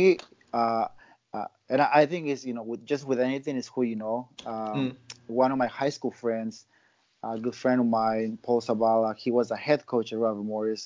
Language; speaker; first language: English; non-native, fluent; Spanish